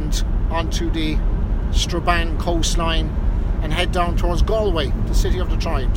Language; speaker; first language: English; native; English